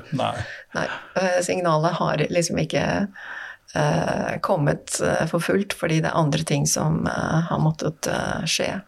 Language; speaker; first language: Norwegian; native; Norwegian